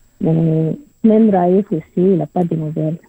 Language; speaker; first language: French; non-native, learner; Arabic